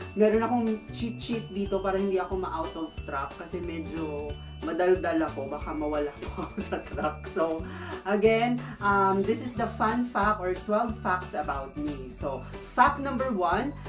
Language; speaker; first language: Filipino; non-native, local second language; Hiligaynon